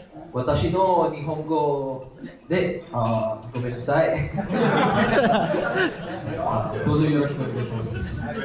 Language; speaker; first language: Japanese; non-native, learner; Filipino